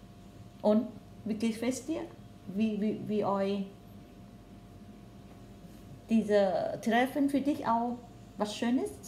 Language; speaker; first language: German; non-native, learner; Vietnamese